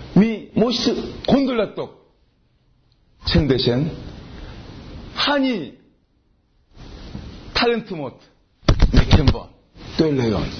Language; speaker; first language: Hungarian; non-native, learner; Korean